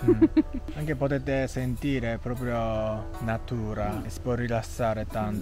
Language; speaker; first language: Italian; non-native, learner; Japanese